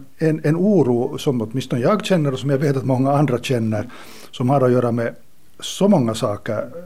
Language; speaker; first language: Swedish; native; Swedish